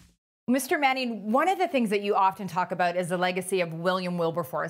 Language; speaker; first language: English; native; English